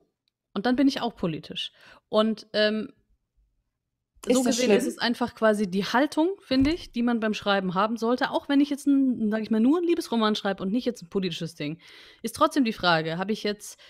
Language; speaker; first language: German; native; German